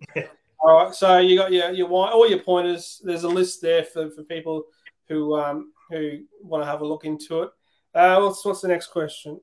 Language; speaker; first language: English; native; English